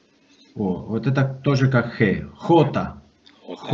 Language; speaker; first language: Russian; non-native, fluent; Spanish